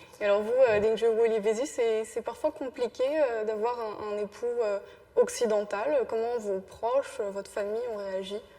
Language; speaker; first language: French; native; French